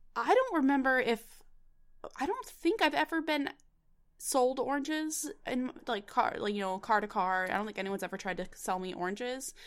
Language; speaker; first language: English; early bilingual, other home language; Swedish